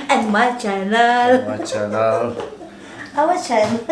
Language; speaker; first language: English; non-native, learner; Tibetan